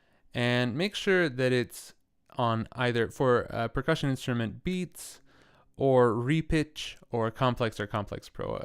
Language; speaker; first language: English; native; English